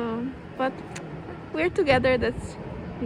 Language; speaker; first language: English; non-native, fluent; Italian